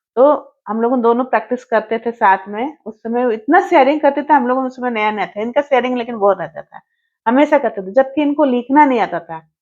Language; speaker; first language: Hindi; non-native, local second language; Odia